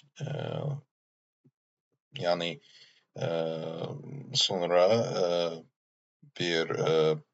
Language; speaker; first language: Turkish; non-native, learner; English